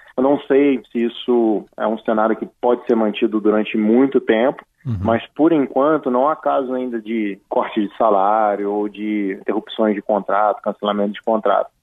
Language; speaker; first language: Portuguese; native; Portuguese